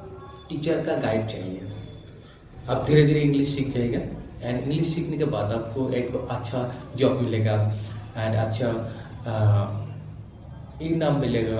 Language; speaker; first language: Hindi; non-native, local second language; Bangla